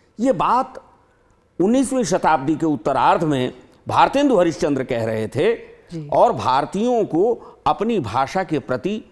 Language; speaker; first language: Hindi; native; Hindi